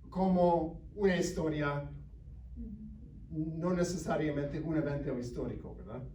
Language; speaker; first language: Spanish; non-native, fluent; English